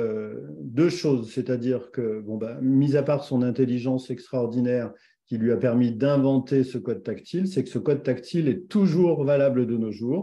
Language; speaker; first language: French; native; French